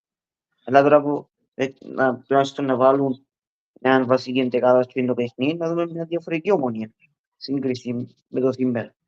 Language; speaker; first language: Greek; early bilingual, heritage; Greek